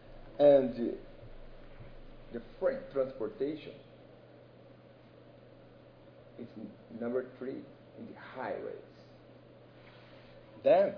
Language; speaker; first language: English; non-native, learner; Portuguese